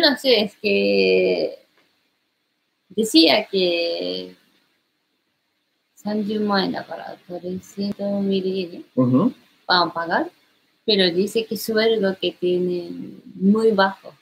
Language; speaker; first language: Spanish; non-native, learner; Japanese